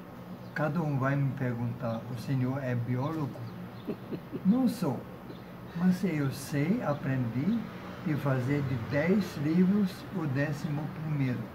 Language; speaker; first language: Portuguese; non-native, fluent; German